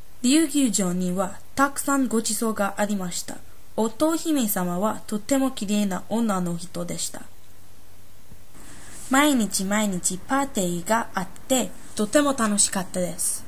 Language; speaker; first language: Japanese; non-native, learner; English